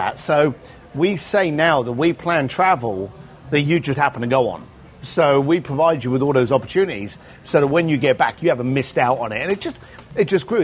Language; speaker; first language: English; native; English